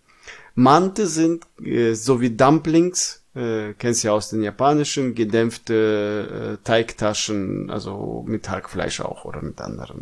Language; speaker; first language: German; non-native, fluent; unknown